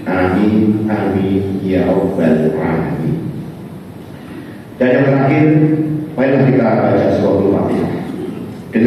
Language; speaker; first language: Indonesian; native; Indonesian